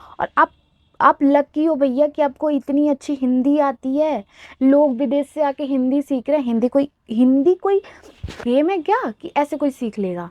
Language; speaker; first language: Hindi; native; Hindi